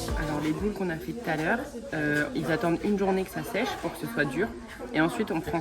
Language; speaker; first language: French; native; French